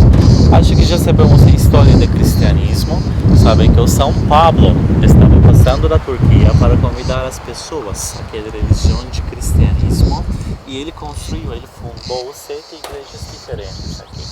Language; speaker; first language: Portuguese; non-native, fluent; Turkish